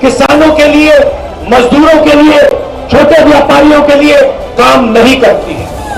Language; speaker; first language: Hindi; native; Hindi